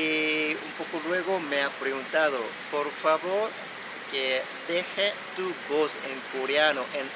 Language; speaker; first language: Spanish; non-native, fluent; Korean